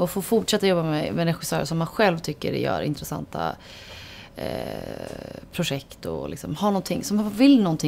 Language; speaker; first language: Swedish; native; Swedish